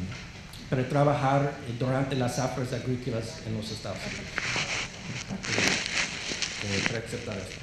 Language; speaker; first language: Spanish; non-native, fluent; English